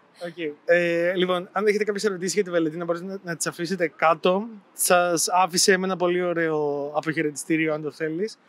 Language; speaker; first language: Greek; native; Greek